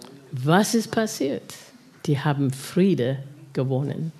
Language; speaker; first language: German; non-native, fluent; English